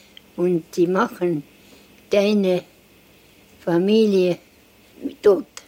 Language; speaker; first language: German; non-native, learner; Estonian